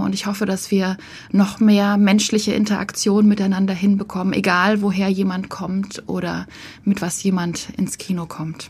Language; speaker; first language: German; native; German